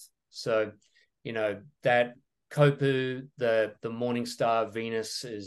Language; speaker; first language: English; native; English